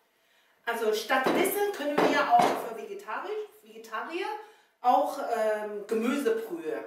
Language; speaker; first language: German; non-native, learner; Chinese